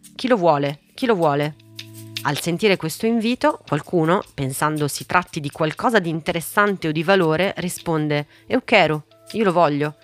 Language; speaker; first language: Italian; early bilingual, other home language; Portuguese